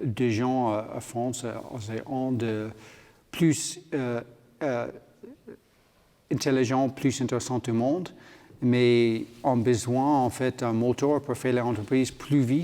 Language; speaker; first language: French; non-native, learner; English